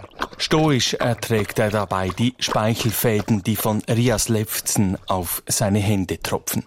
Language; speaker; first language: German; native; German